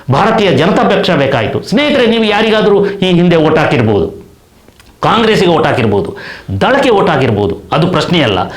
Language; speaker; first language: Kannada; non-native, local second language; Kodava